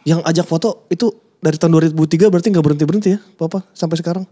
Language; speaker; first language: Indonesian; native; Indonesian